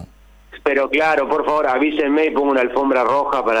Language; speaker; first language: Spanish; native; Spanish